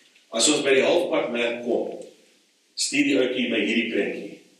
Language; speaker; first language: Afrikaans; non-native, fluent; English